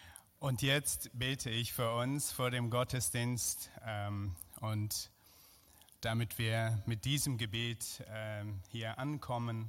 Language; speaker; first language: German; non-native, fluent; Persian